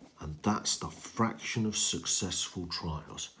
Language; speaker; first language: English; native; English